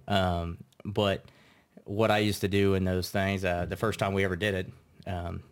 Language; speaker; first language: English; native; English